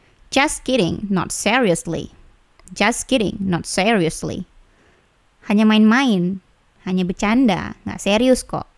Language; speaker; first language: English; non-native, fluent; Indonesian